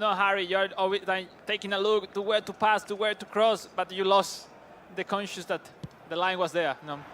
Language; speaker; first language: English; non-native, fluent; Spanish